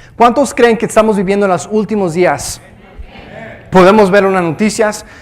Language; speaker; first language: Spanish; early bilingual, heritage; Spanish